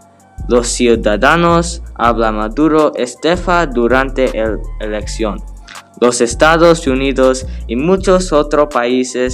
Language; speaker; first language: Spanish; non-native, learner; English